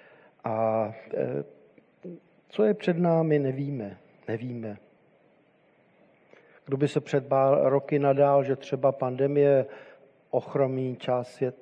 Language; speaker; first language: Czech; native; Czech